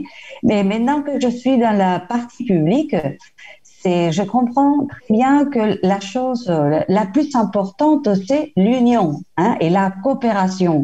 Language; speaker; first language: French; non-native, fluent; Spanish